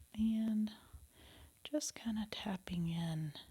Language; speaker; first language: English; native; English